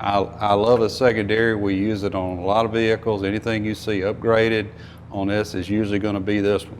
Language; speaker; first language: English; native; English